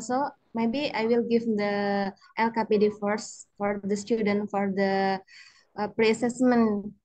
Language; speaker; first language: English; non-native, learner; Indonesian